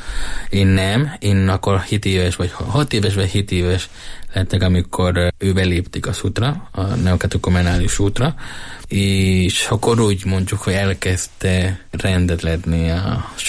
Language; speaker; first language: Hungarian; non-native, learner; Spanish